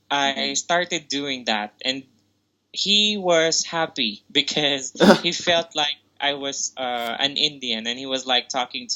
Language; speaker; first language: English; non-native, local second language; Filipino